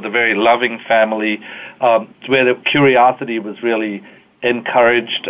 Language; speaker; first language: English; native; English